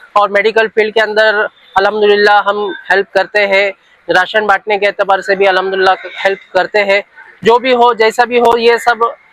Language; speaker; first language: Hindi; non-native, local second language; Urdu